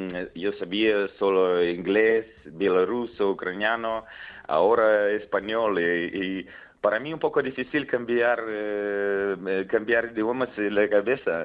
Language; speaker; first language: Spanish; non-native, learner; Belarusian